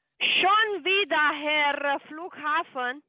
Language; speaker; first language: German; non-native, learner; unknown